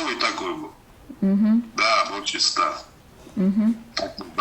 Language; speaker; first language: Russian; non-native, learner; Uzbek